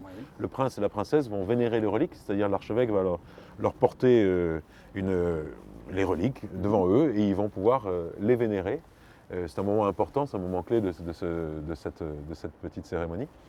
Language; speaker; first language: French; native; French